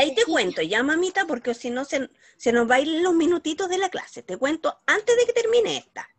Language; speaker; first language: Spanish; native; Spanish